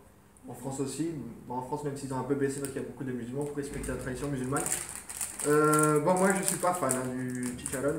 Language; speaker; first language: French; native; French